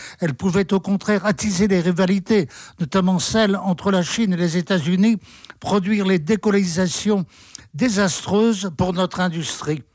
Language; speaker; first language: French; native; French